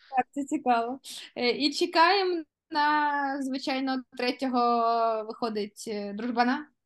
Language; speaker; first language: Ukrainian; non-native, local second language; Russian